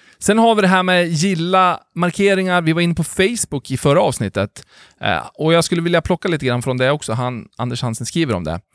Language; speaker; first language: Swedish; native; Swedish